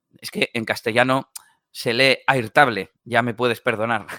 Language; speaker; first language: Spanish; native; Spanish